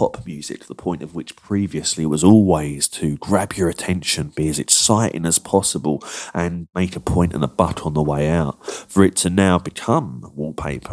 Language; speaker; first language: English; native; English